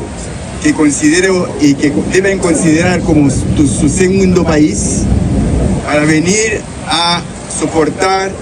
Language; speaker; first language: Spanish; non-native, fluent; Haitian Creole